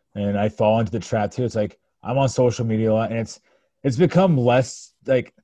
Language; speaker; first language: English; native; English